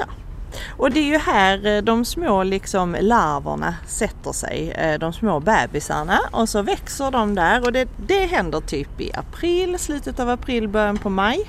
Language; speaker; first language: Swedish; native; Swedish